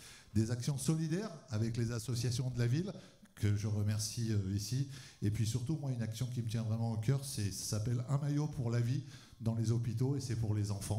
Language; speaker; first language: French; native; French